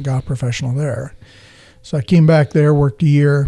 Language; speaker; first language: English; native; English